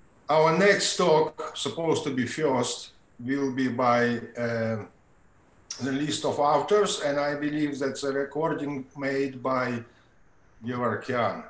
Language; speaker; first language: English; non-native, fluent; Russian